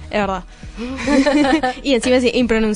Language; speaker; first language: Spanish; native; Spanish